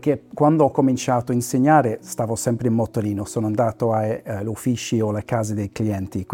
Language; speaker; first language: Italian; non-native, fluent; English